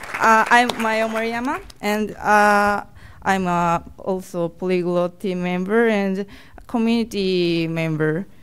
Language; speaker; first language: English; non-native, learner; Japanese